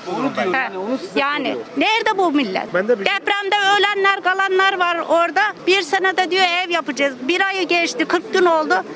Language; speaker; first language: Turkish; native; Turkish